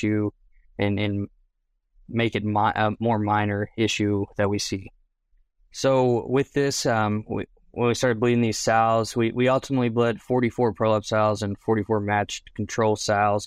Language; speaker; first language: English; native; English